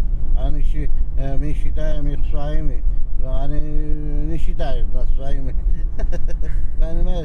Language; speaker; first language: Russian; non-native, fluent; Georgian